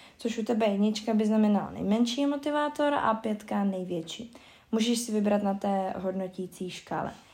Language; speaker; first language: Czech; native; Czech